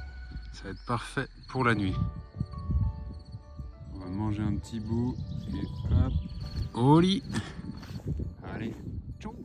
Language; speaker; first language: French; native; French